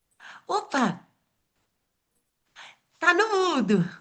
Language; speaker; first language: Portuguese; native; Portuguese